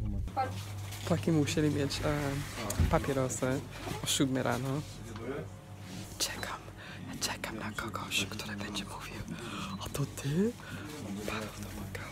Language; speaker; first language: Polish; non-native, fluent; English